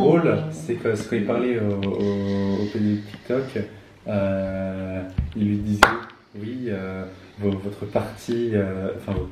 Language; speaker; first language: French; native; French